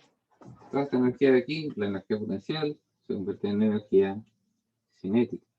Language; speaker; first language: Spanish; native; Spanish